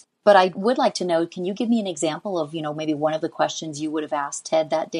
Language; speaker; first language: English; native; English